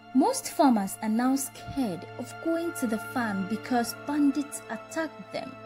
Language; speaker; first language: English; non-native, local second language; Igbo